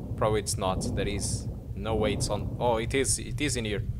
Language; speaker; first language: English; non-native, fluent; Portuguese